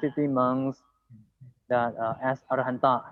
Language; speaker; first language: English; non-native, learner; Thai